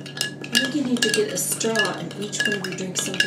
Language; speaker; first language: English; native; English